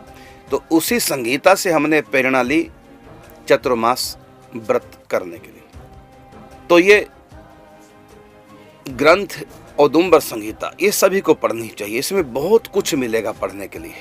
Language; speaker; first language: Hindi; native; Hindi